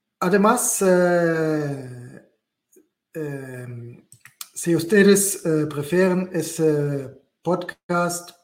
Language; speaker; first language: Spanish; non-native, learner; German